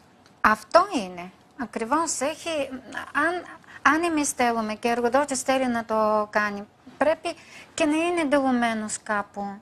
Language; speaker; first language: Greek; non-native, fluent; Bulgarian